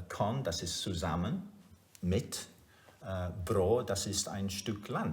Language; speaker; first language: German; non-native, learner; Welsh